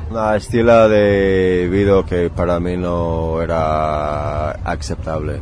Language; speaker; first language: Spanish; non-native, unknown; English